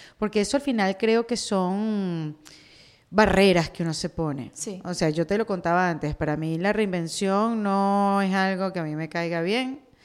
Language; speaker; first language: Spanish; native; Spanish